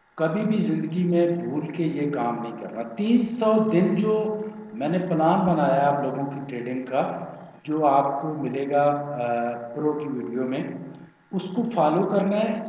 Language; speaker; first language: Urdu; non-native, local second language; Punjabi